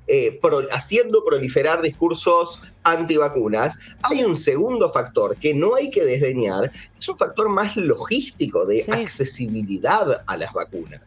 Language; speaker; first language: Spanish; native; Spanish